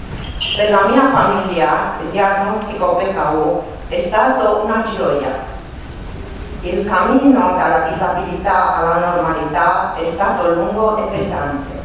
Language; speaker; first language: Italian; non-native, learner; Romanian